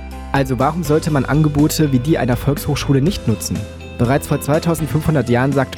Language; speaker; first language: German; native; German